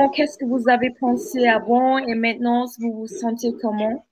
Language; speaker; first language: French; non-native, fluent; Turkish